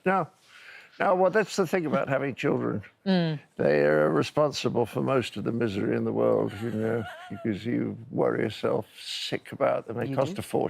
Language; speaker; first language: English; native; English